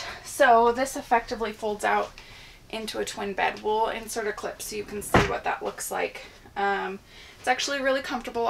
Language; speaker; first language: English; native; English